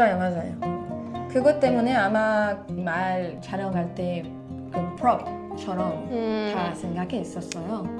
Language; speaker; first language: Korean; non-native, learner; French